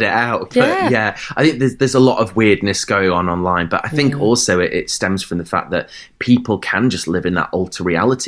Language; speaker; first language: English; native; English